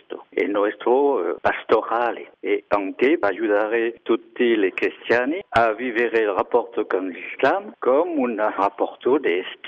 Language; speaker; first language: Italian; non-native, learner; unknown